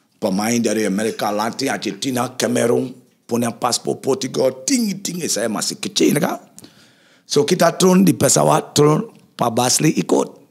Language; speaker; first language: Indonesian; non-native, fluent; English